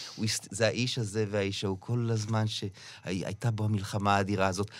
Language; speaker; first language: Hebrew; native; Hebrew